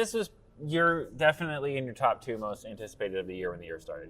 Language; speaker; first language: English; native; English